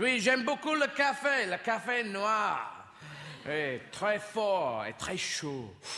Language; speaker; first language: French; non-native, fluent; English